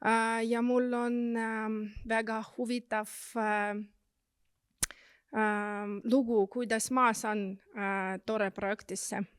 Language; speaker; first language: Estonian; non-native, local second language; Russian